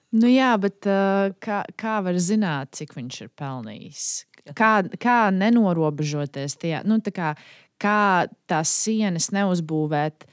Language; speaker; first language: Latvian; native; Latvian